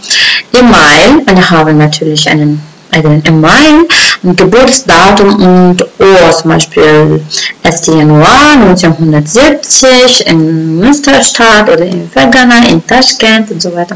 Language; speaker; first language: German; non-native, fluent; Uzbek